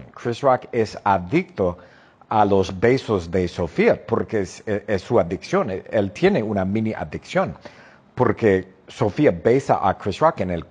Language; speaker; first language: Spanish; non-native, fluent; English